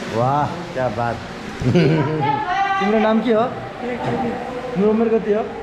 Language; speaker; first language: Hindi; non-native, fluent; Nepali